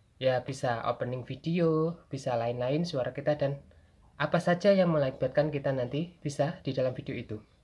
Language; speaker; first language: Indonesian; non-native, local second language; Javanese